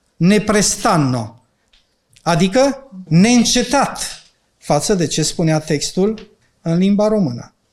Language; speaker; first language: Romanian; non-native, local second language; Ukrainian